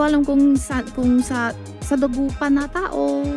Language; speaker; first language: Filipino; non-native, learner; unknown